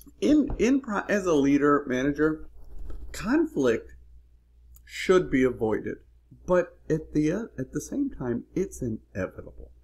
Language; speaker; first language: English; native; English